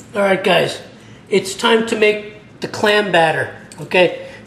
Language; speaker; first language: English; native; English